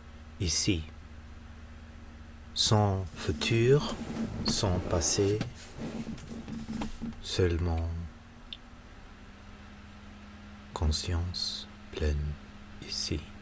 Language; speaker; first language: French; non-native, learner; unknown